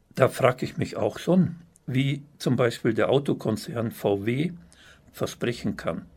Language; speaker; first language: German; native; German